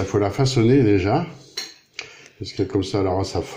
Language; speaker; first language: French; native; French